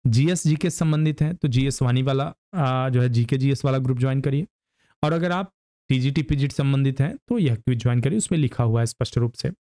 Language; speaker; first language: Hindi; native; Hindi